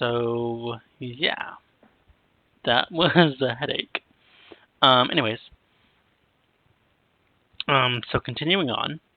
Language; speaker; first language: English; native; English